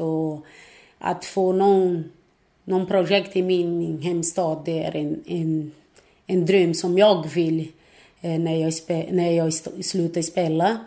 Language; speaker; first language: Swedish; non-native, fluent; Portuguese